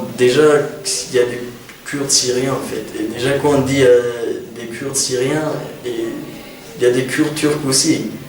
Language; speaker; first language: French; non-native, fluent; Kurdish